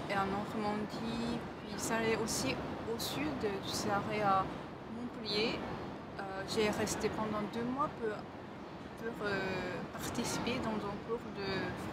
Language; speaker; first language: French; non-native, fluent; Japanese